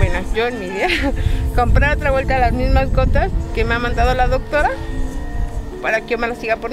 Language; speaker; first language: Spanish; native; Spanish